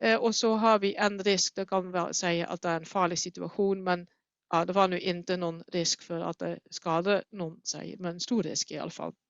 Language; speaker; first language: Swedish; non-native, fluent; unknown